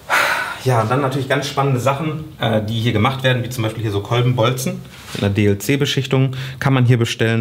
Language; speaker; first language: German; native; German